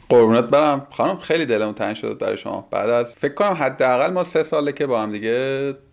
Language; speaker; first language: Persian; native; Persian